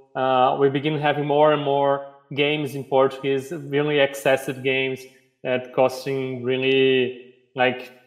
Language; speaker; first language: English; non-native, fluent; Portuguese